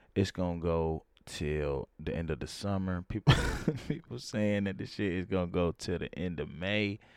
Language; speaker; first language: English; native; English